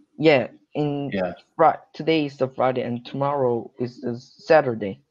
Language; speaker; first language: English; non-native, learner; Korean